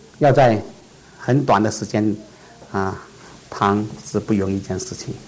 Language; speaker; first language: Chinese; non-native, local second language; Cantonese